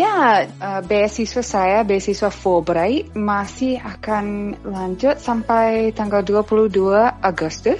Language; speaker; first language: Indonesian; non-native, fluent; English